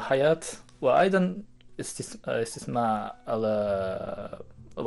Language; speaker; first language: Arabic; non-native, learner; Japanese